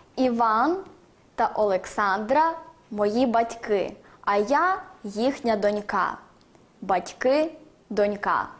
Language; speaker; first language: Ukrainian; native; Ukrainian